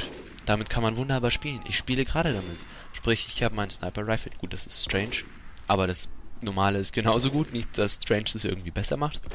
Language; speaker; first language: German; native; German